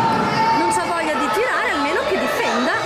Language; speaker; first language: Italian; native; Italian